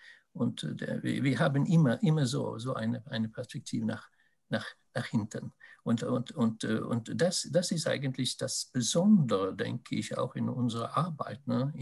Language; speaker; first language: German; non-native, fluent; Swedish